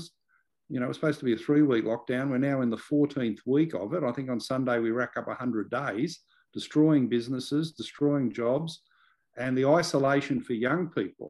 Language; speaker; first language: English; native; English